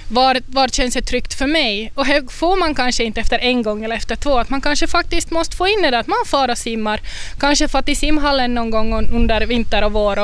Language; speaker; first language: Swedish; native; Swedish